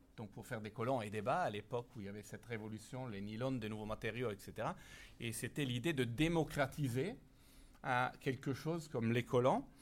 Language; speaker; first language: French; non-native, fluent; Italian